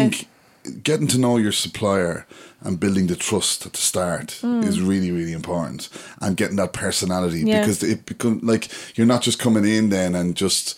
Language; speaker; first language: English; native; English